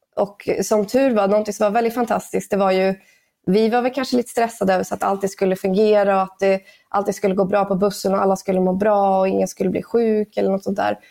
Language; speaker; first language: Swedish; native; Swedish